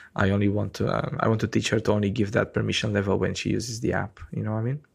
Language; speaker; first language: English; non-native, fluent; Romanian